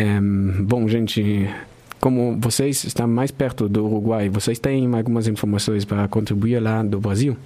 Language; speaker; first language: Portuguese; non-native, fluent; German